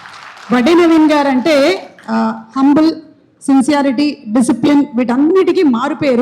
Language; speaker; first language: Telugu; native; Telugu